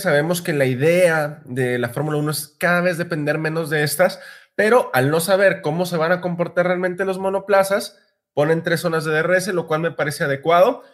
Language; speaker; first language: Spanish; native; Spanish